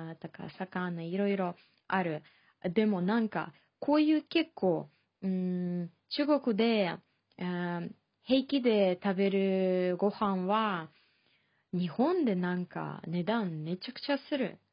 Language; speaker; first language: Japanese; non-native, fluent; Chinese